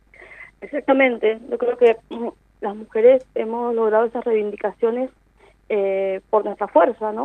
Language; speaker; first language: Spanish; native; Spanish